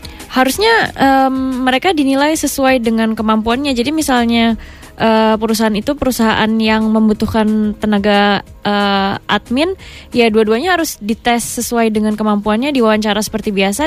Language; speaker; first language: Indonesian; native; Indonesian